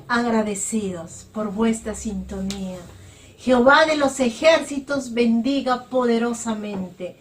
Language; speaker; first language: Spanish; native; Spanish